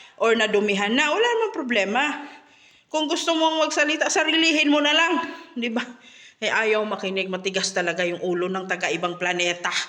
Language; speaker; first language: Filipino; native; Filipino